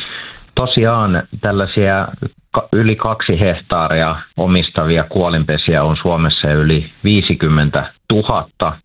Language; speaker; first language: Finnish; native; Finnish